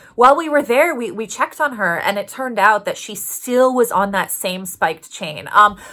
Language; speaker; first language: English; native; English